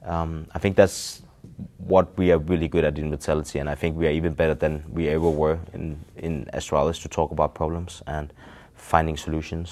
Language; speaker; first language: English; non-native, fluent; Danish